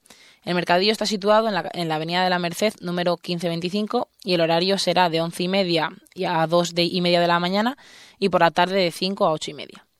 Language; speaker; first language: Spanish; native; Spanish